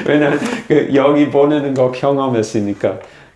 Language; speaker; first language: Korean; non-native, fluent; German